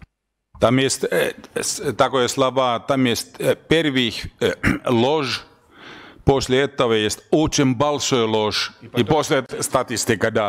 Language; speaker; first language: Russian; non-native, learner; Finnish